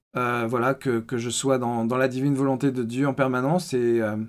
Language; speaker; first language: French; native; French